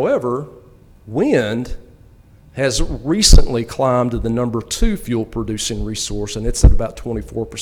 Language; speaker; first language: English; native; English